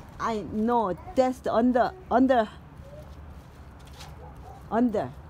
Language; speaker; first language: English; non-native, learner; Korean